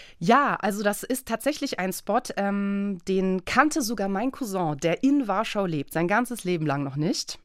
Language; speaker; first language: German; early bilingual, other home language; Polish